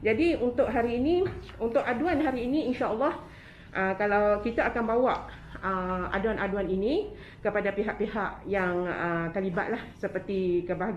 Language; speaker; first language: Malay; native; Malay